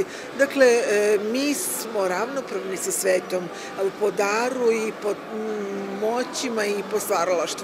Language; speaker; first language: Serbian; native; Serbian